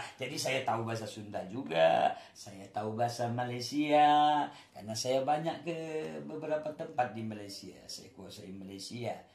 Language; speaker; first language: Indonesian; non-native, local second language; Achinese